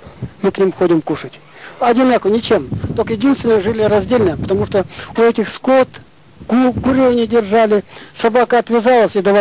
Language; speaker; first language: Russian; non-native, local second language; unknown